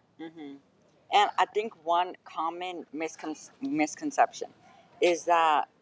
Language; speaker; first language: English; native; English